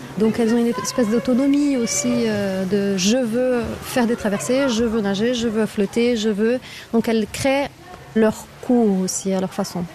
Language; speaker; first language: French; non-native, fluent; Portuguese